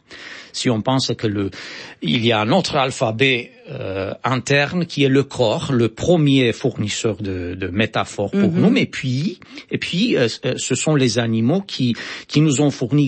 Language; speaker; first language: French; non-native, fluent; Romanian